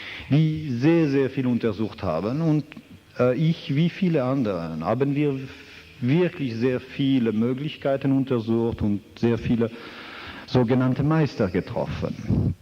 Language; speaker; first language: German; non-native, fluent; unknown